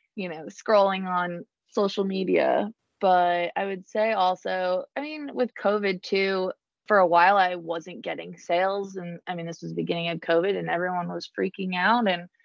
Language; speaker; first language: English; native; English